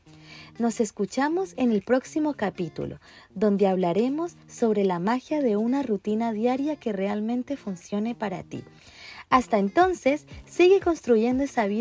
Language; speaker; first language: Spanish; native; Spanish